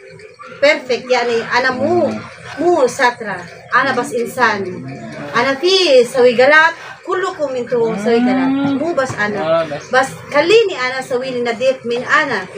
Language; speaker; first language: Arabic; non-native, learner; Filipino